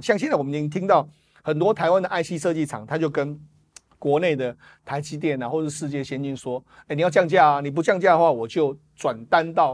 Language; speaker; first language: Chinese; native; Chinese